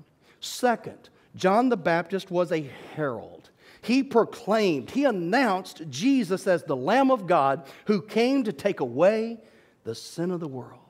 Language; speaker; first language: English; native; English